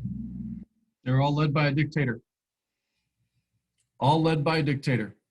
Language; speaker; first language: English; native; English